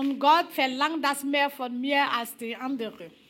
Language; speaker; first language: German; non-native, learner; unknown